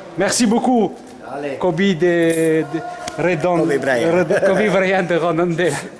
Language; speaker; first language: French; native; French